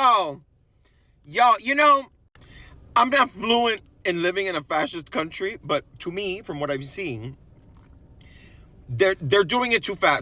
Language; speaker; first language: English; native; English